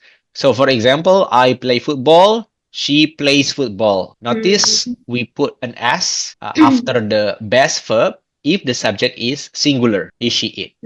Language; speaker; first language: English; non-native, fluent; Indonesian